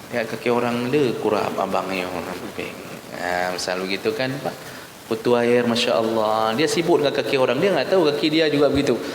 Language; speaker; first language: Malay; non-native, local second language; Achinese